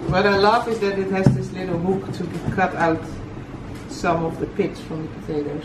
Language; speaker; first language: English; non-native, fluent; Dutch